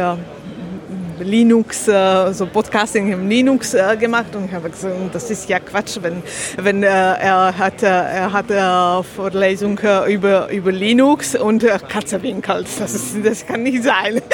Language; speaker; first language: German; non-native, learner; Slovak